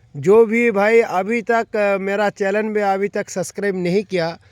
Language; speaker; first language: Hindi; non-native, local second language; Bangla